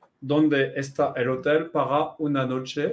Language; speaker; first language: Spanish; non-native, learner; French